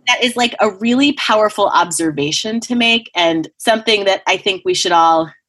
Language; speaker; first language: English; native; English